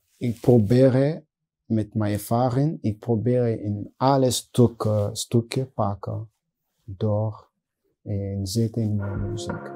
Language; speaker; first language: Dutch; non-native, learner; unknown